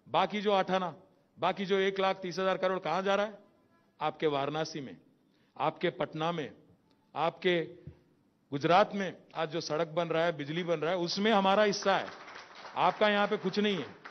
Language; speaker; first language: Hindi; non-native, local second language; Telugu